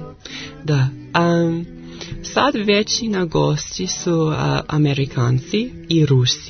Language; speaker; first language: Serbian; non-native, learner; English